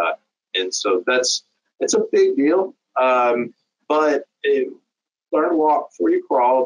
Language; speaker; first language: English; native; English